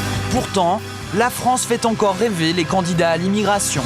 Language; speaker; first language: French; native; French